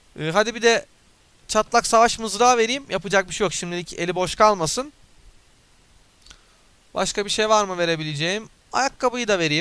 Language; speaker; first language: Turkish; native; Turkish